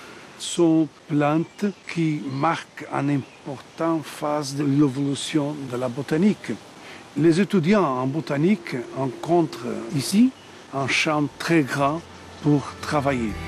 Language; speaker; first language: French; non-native, learner; Portuguese